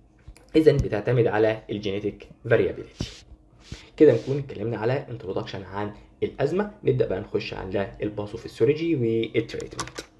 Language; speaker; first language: Arabic; native; Arabic